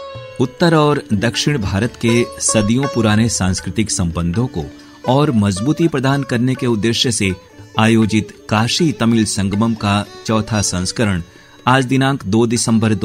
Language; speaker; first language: Hindi; native; Hindi